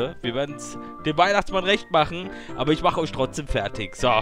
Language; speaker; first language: German; native; German